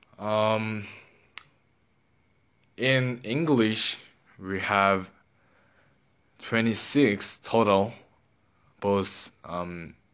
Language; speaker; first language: English; non-native, learner; Korean